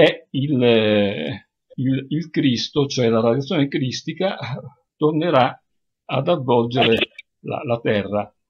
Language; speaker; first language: Italian; native; Italian